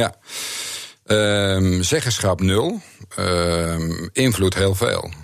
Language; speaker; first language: Dutch; native; Dutch